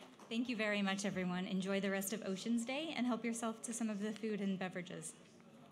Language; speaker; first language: English; native; English